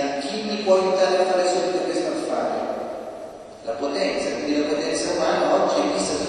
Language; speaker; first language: Italian; native; Italian